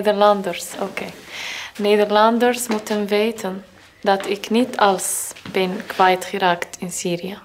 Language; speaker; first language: Dutch; non-native, learner; Arabic